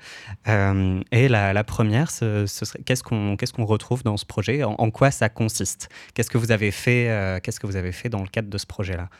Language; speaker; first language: French; native; French